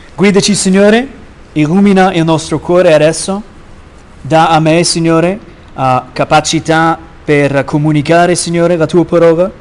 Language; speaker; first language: Italian; non-native, fluent; English